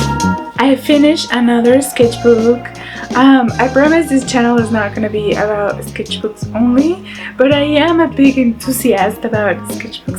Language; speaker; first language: English; non-native, fluent; Spanish